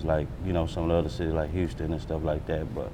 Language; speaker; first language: English; native; English